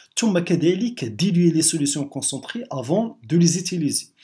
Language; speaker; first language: French; non-native, local second language; Arabic